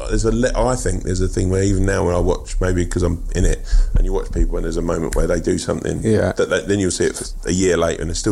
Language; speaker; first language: English; native; English